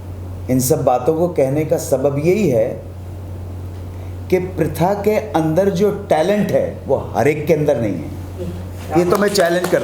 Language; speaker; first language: Hindi; native; Hindi